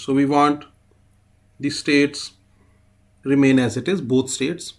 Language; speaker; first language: English; non-native, fluent; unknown